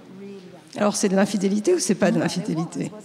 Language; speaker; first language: French; native; French